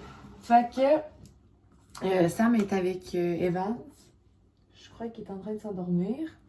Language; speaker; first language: French; native; French